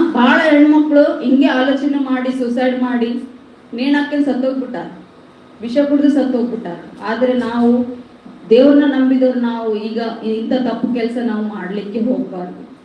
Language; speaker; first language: Kannada; non-native, local second language; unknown